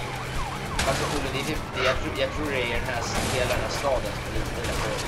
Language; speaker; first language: Swedish; native; Swedish